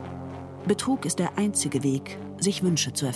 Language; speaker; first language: German; native; German